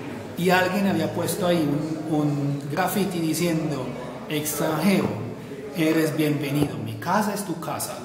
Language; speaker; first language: Spanish; non-native, fluent; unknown